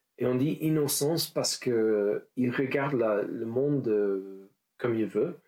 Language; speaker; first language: French; non-native, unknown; English